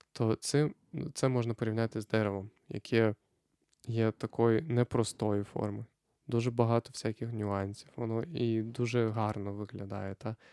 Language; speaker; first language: Ukrainian; non-native, fluent; Lithuanian